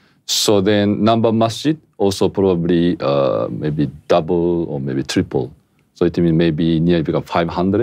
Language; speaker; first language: English; non-native, fluent; Japanese